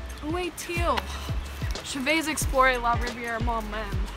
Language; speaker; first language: French; non-native, learner; English